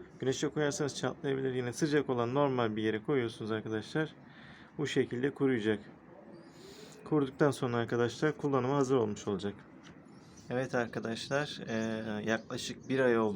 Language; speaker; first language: Turkish; native; Turkish